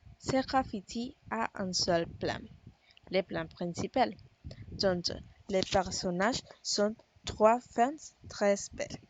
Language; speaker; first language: French; non-native, learner; Spanish